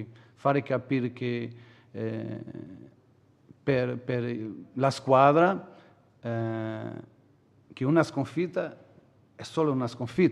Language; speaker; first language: Italian; non-native, fluent; Portuguese